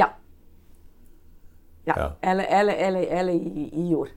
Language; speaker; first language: Norwegian; non-native, fluent; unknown